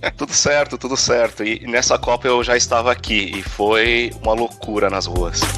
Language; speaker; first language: Portuguese; native; Portuguese